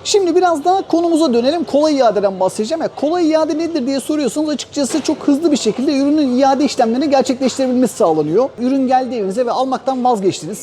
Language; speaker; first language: Turkish; native; Turkish